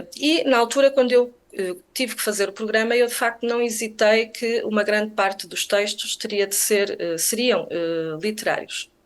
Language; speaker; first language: Portuguese; native; Portuguese